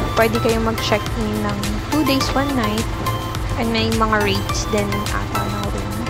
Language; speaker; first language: Filipino; native; Filipino